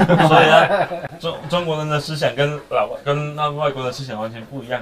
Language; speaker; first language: Chinese; native; Chinese